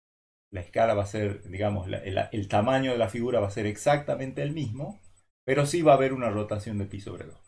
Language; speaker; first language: Spanish; native; Spanish